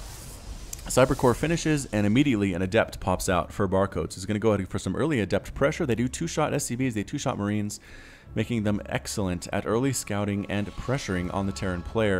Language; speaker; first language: English; native; English